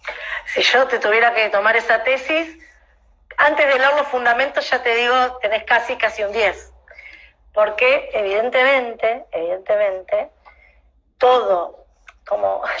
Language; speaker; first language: Spanish; native; Spanish